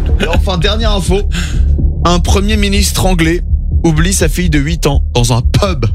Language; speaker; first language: French; native; French